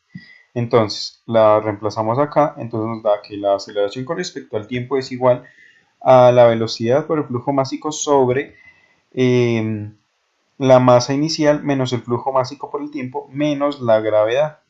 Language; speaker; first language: Spanish; native; Spanish